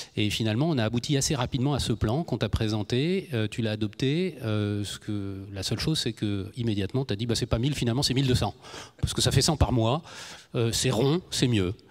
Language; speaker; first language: French; native; French